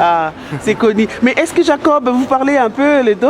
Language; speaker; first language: French; non-native, local second language; Lingala